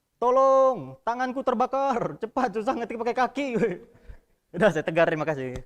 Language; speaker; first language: Indonesian; native; Indonesian